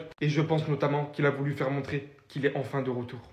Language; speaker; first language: French; native; French